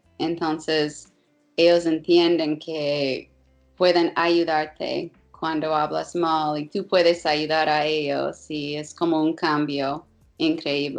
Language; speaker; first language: Spanish; non-native, fluent; English